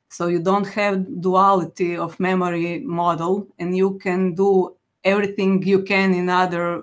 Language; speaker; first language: English; non-native, fluent; Croatian